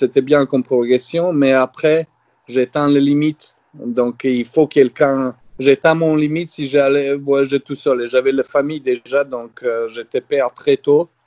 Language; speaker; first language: French; non-native, fluent; Serbian